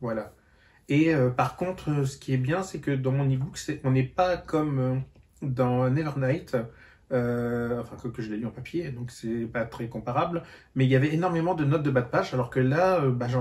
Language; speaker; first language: French; native; French